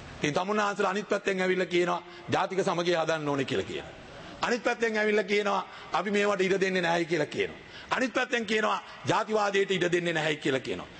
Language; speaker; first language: Sinhala; non-native, local second language; Tamil